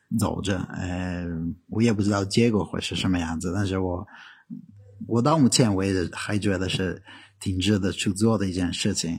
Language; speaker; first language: Chinese; non-native, fluent; Italian